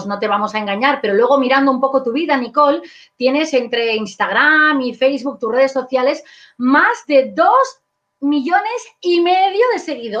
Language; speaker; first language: Spanish; native; Spanish